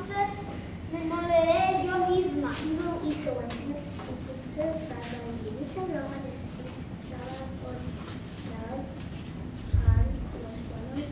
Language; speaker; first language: Spanish; non-native, learner; English